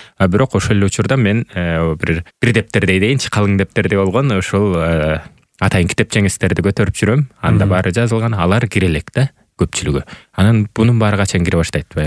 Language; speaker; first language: Kyrgyz; native; Kyrgyz